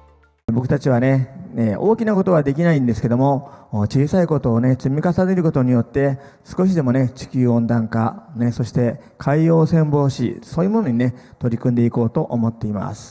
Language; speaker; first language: Japanese; native; Japanese